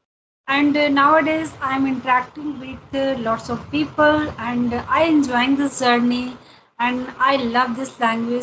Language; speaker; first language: English; non-native, learner; Hindi